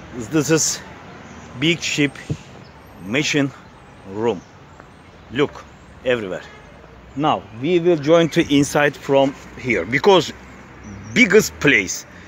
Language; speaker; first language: English; non-native, learner; Turkish